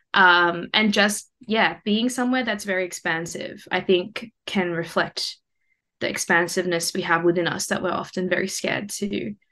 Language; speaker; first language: English; early bilingual, other home language; Morisyen